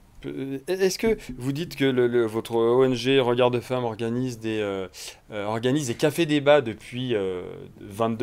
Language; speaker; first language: French; native; French